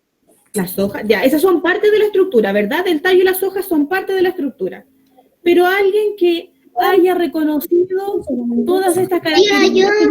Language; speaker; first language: Spanish; native; Spanish